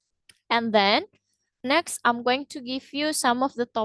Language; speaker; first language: English; non-native, fluent; Indonesian